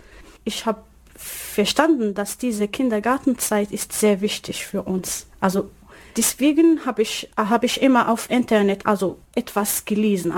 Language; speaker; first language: German; non-native, learner; Arabic